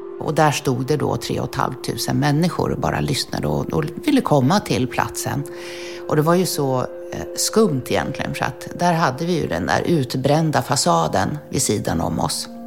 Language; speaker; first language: Swedish; native; Swedish